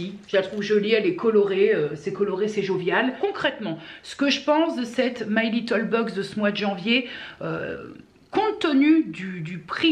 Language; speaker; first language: French; native; French